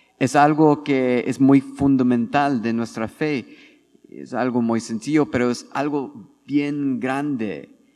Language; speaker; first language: Spanish; non-native, fluent; English